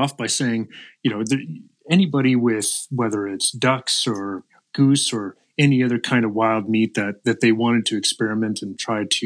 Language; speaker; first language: English; native; English